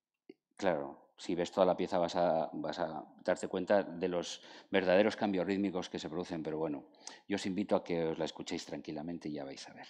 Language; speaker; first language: Spanish; native; Spanish